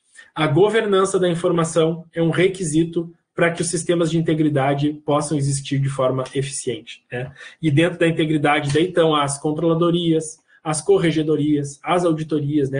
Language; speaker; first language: Portuguese; native; Portuguese